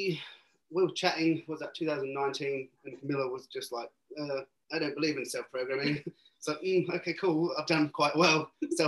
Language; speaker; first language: English; native; English